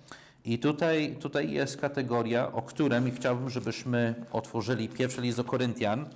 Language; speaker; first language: Polish; non-native, fluent; English